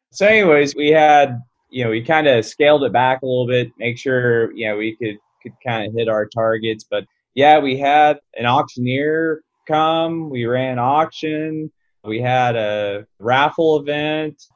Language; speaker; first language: English; native; English